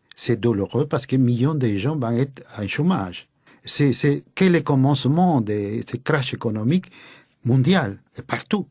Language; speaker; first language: French; non-native, fluent; Spanish